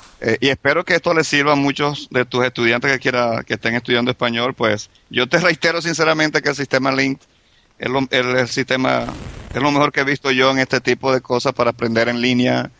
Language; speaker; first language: Spanish; native; Spanish